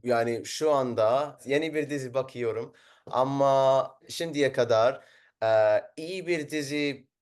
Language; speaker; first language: Turkish; non-native, learner; Arabic